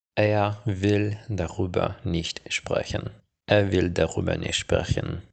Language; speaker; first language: German; non-native, fluent; Ukrainian